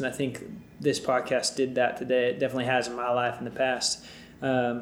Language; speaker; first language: English; native; English